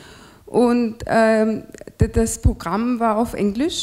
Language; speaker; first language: German; non-native, fluent; Arabic